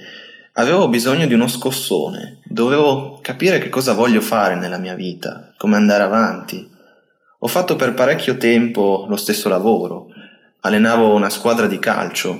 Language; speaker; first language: Italian; native; Italian